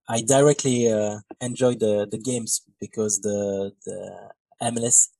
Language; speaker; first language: English; non-native, fluent; French